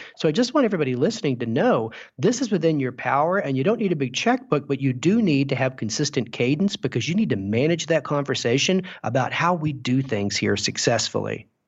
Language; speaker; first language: English; native; English